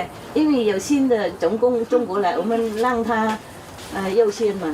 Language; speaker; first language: Chinese; non-native, fluent; Vietnamese